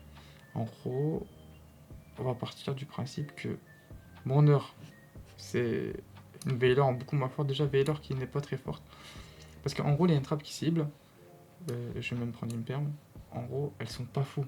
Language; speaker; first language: French; native; French